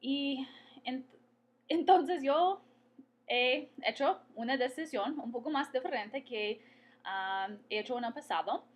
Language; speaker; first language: Spanish; non-native, fluent; English